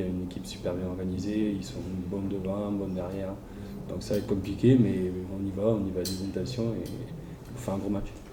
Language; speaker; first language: French; native; French